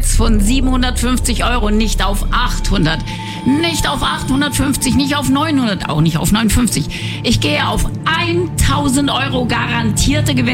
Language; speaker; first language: German; native; German